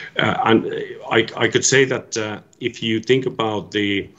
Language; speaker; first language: English; non-native, fluent; Finnish